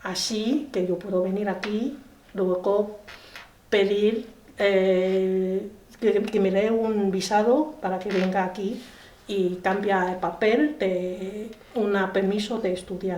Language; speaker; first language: Spanish; non-native, learner; Chinese